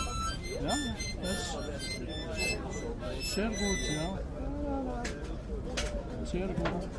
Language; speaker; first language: German; non-native, learner; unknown